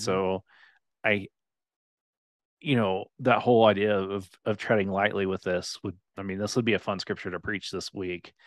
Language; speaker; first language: English; native; English